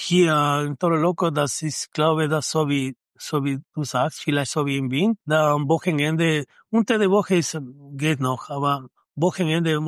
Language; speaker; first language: German; non-native, learner; Spanish